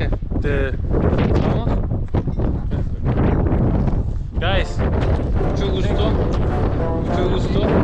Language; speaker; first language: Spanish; non-native, learner; Turkish